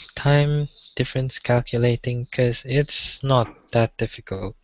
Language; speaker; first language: English; non-native, local second language; Chinese